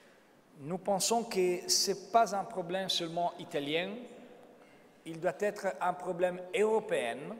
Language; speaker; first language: French; non-native, fluent; Italian